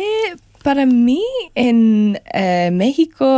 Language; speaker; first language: Spanish; non-native, learner; English